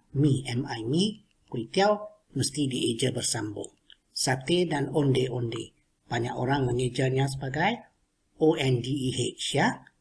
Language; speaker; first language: Malay; non-native, local second language; Chinese